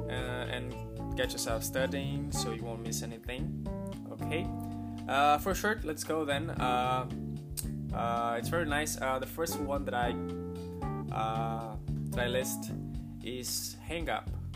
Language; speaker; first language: English; non-native, fluent; Portuguese